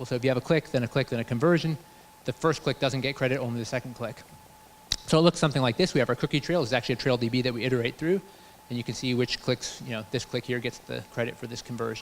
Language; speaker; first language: English; native; English